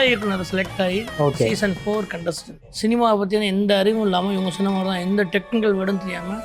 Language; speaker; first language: Tamil; native; Tamil